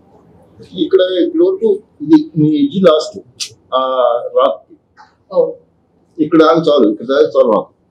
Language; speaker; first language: Telugu; native; Telugu